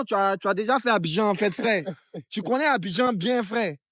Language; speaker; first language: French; non-native, fluent; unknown